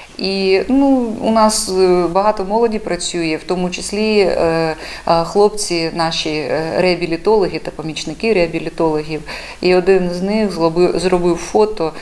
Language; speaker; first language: Ukrainian; native; Ukrainian